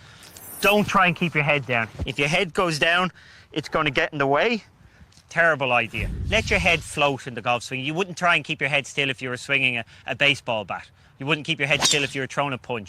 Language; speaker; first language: English; native; English